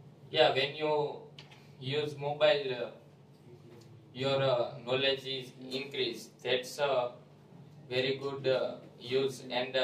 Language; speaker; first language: English; non-native, learner; Gujarati